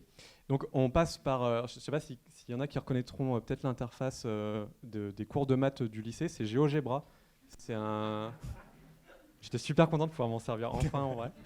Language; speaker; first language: French; native; French